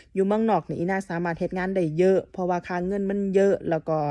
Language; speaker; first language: Thai; native; Thai